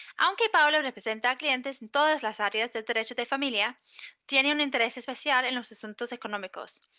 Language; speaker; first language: Spanish; non-native, fluent; English